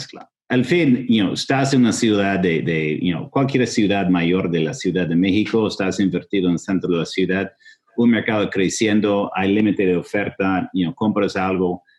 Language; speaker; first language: Spanish; non-native, fluent; English